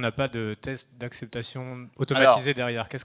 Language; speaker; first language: French; native; French